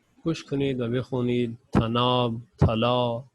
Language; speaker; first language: Persian; non-native, fluent; Urdu